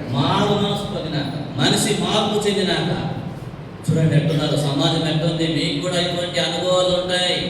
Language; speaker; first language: Telugu; non-native, local second language; Tamil